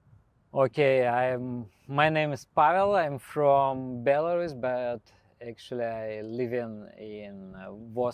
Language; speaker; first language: English; non-native, learner; Belarusian